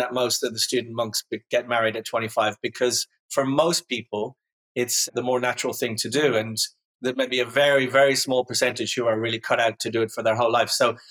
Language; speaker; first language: English; native; English